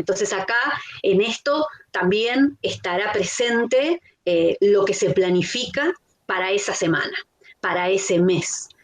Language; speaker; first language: Spanish; native; Spanish